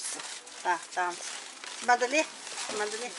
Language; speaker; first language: Russian; non-native, learner; Chinese